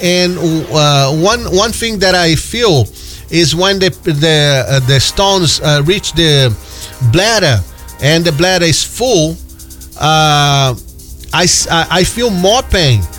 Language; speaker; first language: English; non-native, fluent; Portuguese